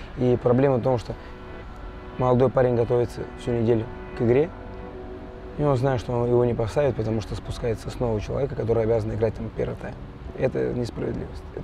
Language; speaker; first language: Russian; non-native, fluent; Georgian